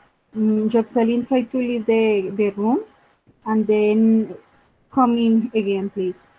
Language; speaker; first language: English; non-native, fluent; Spanish